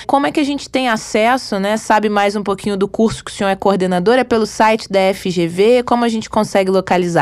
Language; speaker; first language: Portuguese; native; Portuguese